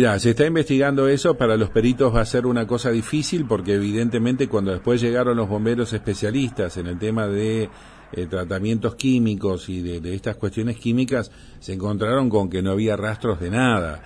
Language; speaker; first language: Spanish; native; Spanish